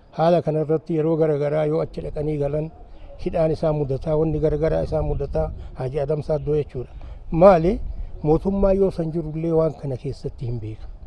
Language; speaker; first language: Oromo; native; Oromo